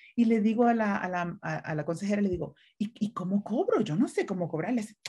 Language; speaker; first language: Spanish; native; Spanish